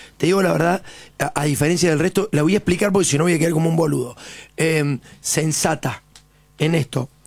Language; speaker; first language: Spanish; native; Spanish